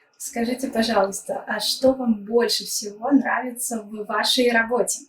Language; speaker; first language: Russian; native; Russian